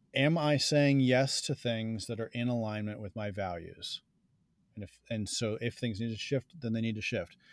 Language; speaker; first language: English; native; English